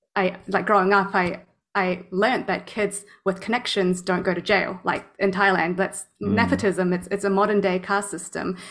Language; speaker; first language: English; native; English